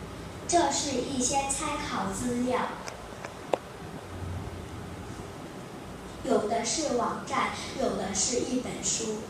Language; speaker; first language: Chinese; non-native, local second language; Cantonese